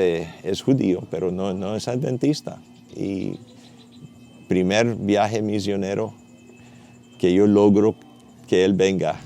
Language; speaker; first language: Spanish; non-native, fluent; Portuguese